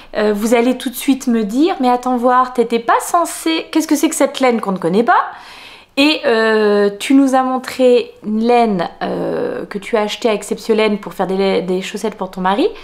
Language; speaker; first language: French; native; French